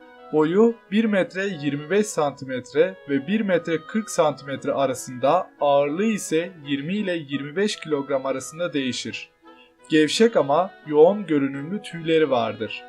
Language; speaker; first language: Turkish; native; Turkish